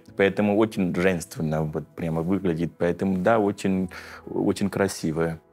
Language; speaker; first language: Russian; non-native, fluent; Vietnamese